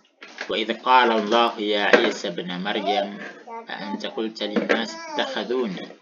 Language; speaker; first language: Arabic; non-native, fluent; Indonesian